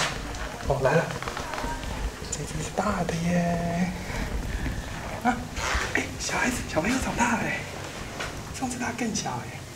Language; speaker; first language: Chinese; native; Chinese